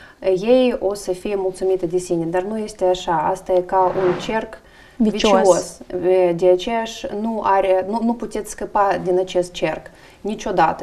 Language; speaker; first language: Romanian; non-native, learner; Russian